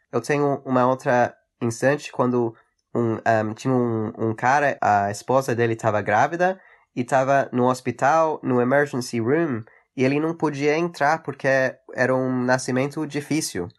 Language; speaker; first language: Portuguese; early bilingual, heritage; English